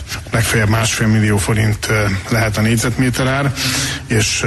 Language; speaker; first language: Hungarian; native; Hungarian